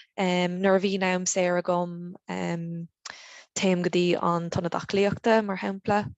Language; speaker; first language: Irish; non-native, local second language; English